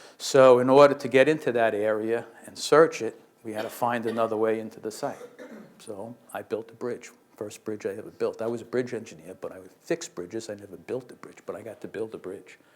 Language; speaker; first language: English; native; English